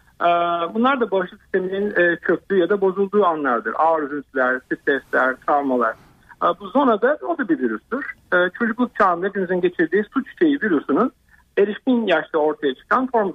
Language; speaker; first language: Turkish; native; Turkish